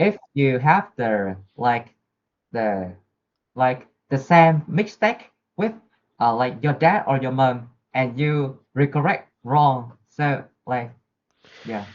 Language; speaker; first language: English; non-native, learner; Vietnamese